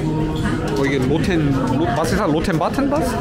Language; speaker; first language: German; non-native, learner; Korean